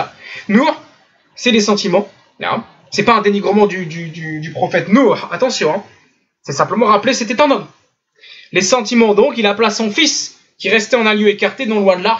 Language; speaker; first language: French; native; French